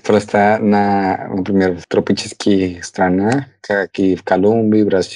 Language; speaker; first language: Russian; non-native, fluent; Spanish